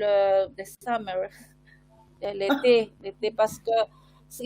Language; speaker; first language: French; non-native, fluent; Spanish